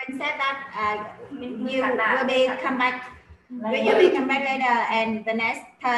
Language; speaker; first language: English; non-native, learner; Vietnamese